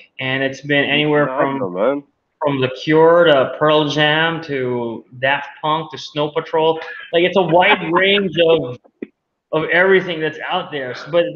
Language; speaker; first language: English; non-native, local second language; Filipino